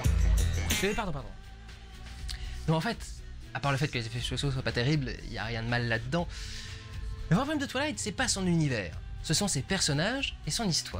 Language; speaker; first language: French; native; French